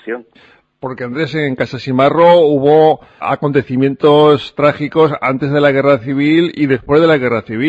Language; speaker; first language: Spanish; native; Spanish